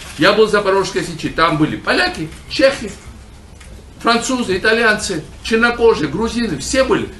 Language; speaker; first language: Russian; non-native, local second language; Georgian